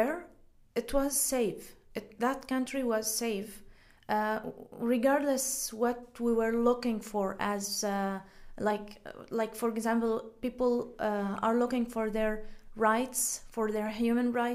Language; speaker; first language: English; non-native, fluent; Arabic